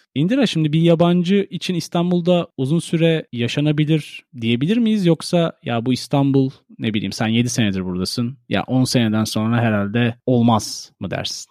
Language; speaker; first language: Turkish; native; Turkish